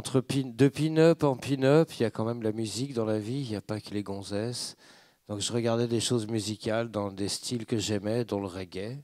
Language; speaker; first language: French; native; French